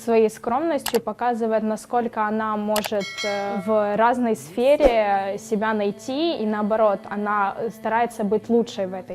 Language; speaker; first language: Russian; native; Russian